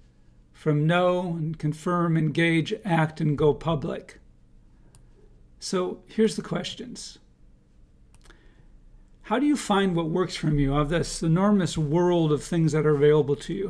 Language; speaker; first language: English; native; English